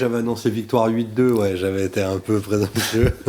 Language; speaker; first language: French; native; French